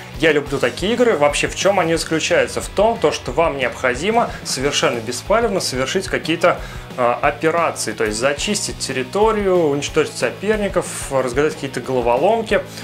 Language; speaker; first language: Russian; native; Russian